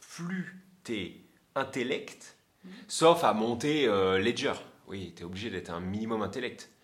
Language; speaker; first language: French; native; French